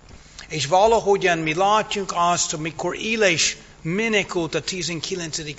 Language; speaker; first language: Hungarian; non-native, fluent; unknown